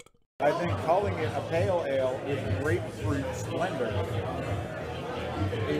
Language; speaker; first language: English; native; English